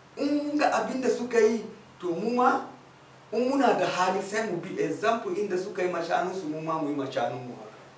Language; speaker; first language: Hausa; non-native, local second language; Fula